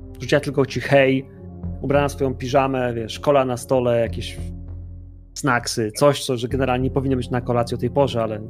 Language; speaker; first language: Polish; native; Polish